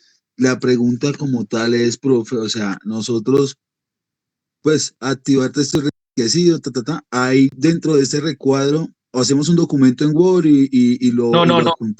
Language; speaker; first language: Spanish; native; Spanish